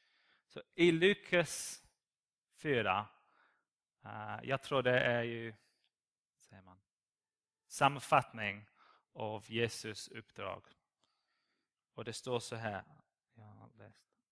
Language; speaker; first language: Swedish; non-native, learner; English